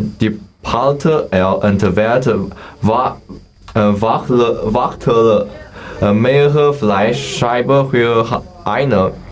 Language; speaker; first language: German; non-native, learner; Chinese